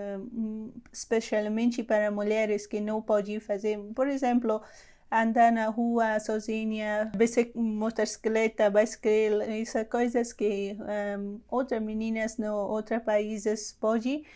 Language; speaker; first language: Portuguese; non-native, learner; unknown